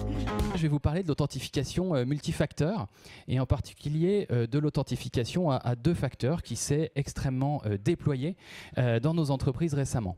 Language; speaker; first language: French; native; French